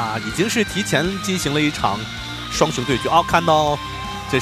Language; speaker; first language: Chinese; native; Chinese